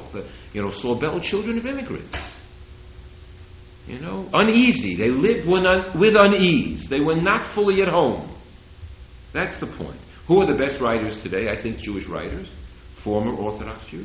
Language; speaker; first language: English; native; English